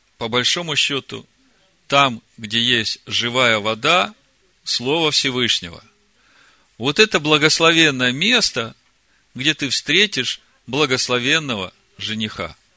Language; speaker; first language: Russian; native; Russian